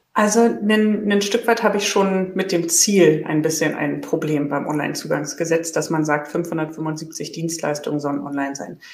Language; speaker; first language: German; native; German